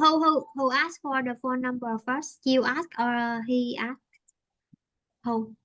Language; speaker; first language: English; non-native, fluent; Vietnamese